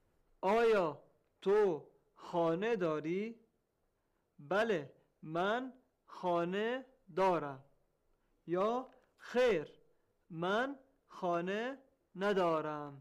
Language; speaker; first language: Persian; non-native, learner; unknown